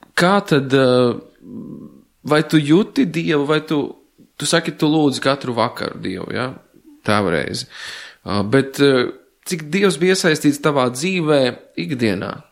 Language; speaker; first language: Latvian; native; Latvian